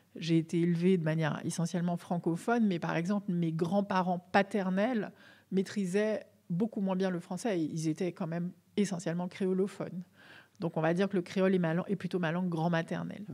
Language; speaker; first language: French; native; French